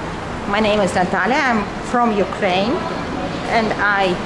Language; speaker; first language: English; non-native, learner; Russian